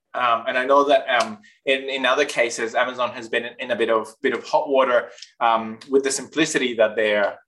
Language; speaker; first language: English; non-native, fluent; Spanish